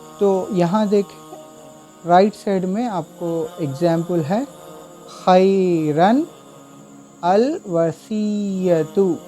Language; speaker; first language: Urdu; native; Urdu